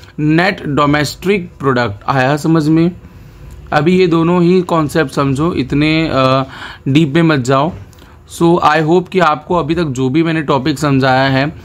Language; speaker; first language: Hindi; non-native, local second language; Gujarati